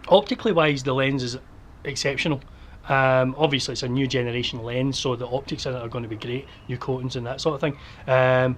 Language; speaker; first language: English; native; English